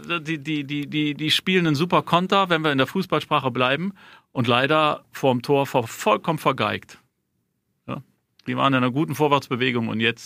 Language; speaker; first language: German; native; German